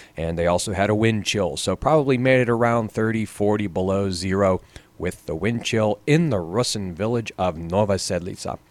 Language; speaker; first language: English; native; English